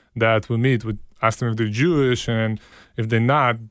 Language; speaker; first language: English; early bilingual, other home language; Hebrew